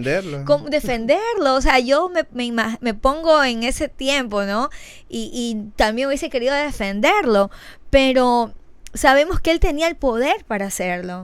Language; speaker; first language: Spanish; native; Spanish